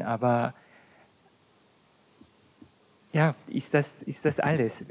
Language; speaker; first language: German; non-native, fluent; Korean